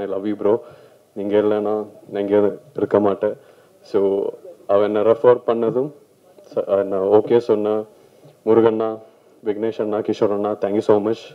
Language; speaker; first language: Tamil; non-native, learner; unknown